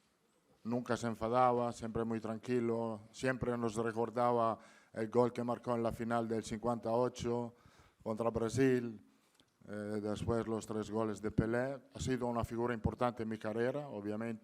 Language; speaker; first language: Spanish; non-native, fluent; Italian